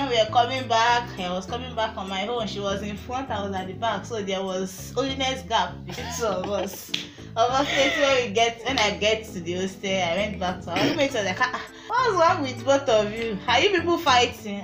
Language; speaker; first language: English; non-native, local second language; Yoruba